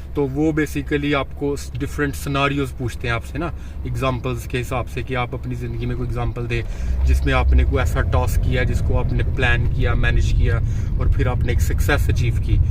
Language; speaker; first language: Urdu; non-native, local second language; Punjabi